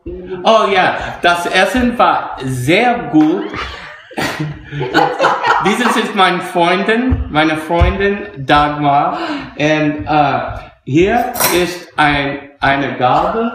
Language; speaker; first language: German; non-native, learner; English